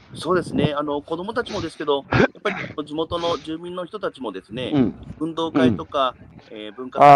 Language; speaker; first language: Japanese; native; Japanese